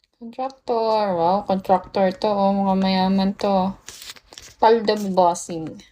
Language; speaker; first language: Filipino; native; Filipino